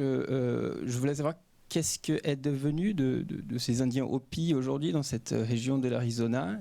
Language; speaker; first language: French; native; French